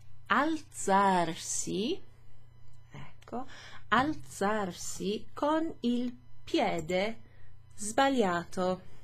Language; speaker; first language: Italian; non-native, fluent; English